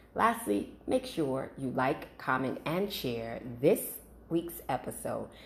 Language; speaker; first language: English; native; English